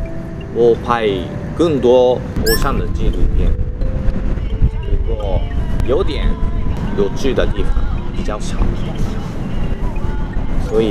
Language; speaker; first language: Chinese; non-native, learner; Japanese